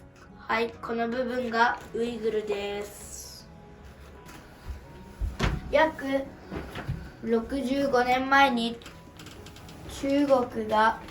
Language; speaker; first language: Japanese; early bilingual, other home language; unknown